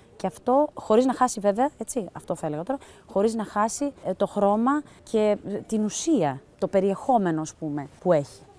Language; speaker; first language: Greek; early bilingual, heritage; Greek